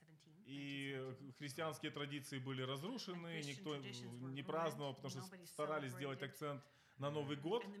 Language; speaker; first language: Russian; native; Russian